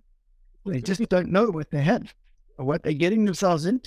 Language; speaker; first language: English; native; English